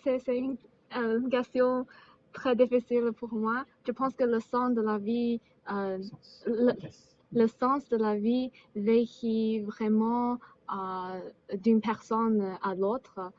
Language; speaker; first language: French; non-native, learner; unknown